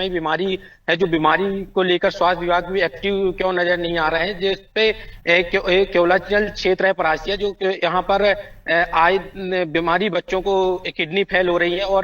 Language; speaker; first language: Hindi; native; Hindi